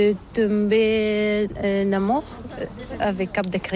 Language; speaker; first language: French; non-native, learner; Bulgarian